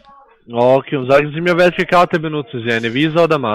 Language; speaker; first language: German; non-native, learner; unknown